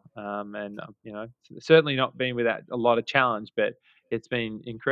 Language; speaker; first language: English; native; English